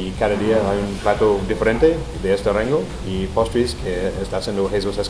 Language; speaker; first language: Spanish; non-native, fluent; English